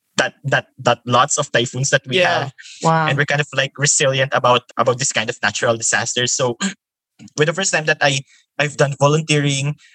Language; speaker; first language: English; non-native, local second language; Filipino